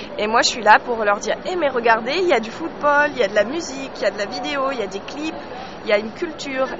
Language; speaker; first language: French; native; French